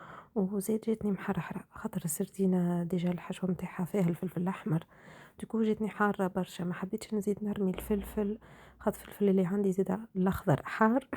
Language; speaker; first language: Arabic; native; Arabic